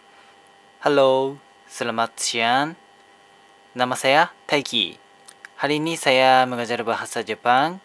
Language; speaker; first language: Indonesian; non-native, learner; Japanese